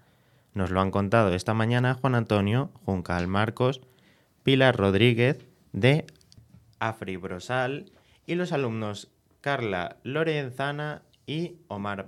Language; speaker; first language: Spanish; native; Spanish